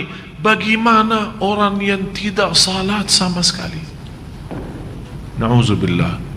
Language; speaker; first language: Indonesian; non-native, fluent; Arabic